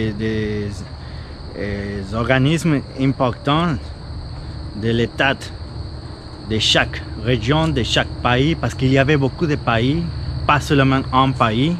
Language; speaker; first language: French; non-native, fluent; Spanish